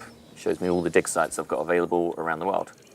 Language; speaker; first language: English; native; English